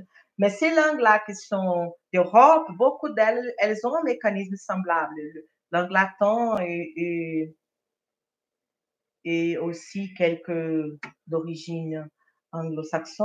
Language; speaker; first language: French; non-native, fluent; Portuguese